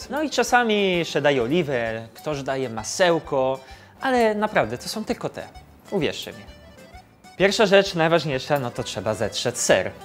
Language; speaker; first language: Polish; non-native, fluent; Italian